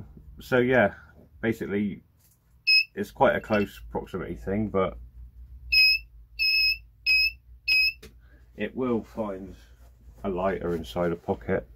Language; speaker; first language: English; native; English